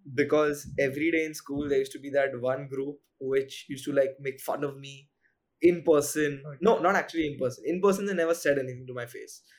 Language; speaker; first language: English; non-native, local second language; Hindi